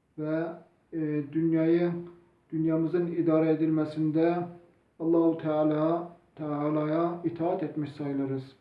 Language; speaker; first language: Turkish; non-native, local second language; Zaza